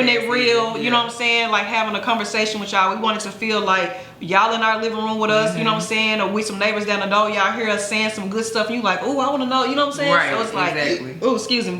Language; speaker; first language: English; native; English